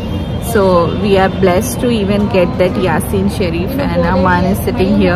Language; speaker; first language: Telugu; non-native, local second language; Urdu